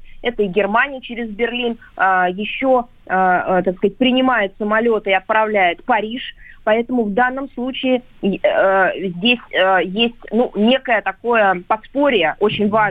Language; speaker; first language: Russian; native; Russian